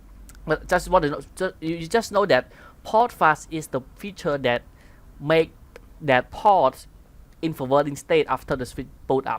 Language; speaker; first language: English; non-native, fluent; Khmer